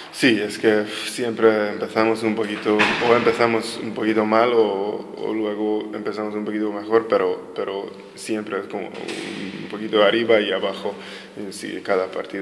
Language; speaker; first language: Spanish; non-native, learner; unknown